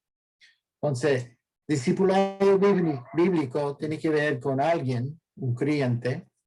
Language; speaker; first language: Spanish; non-native, fluent; English